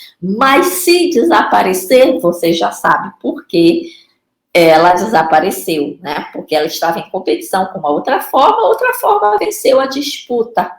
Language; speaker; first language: Portuguese; native; Portuguese